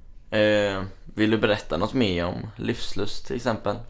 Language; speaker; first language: Swedish; native; Swedish